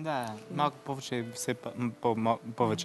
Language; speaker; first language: Bulgarian; non-native, learner; English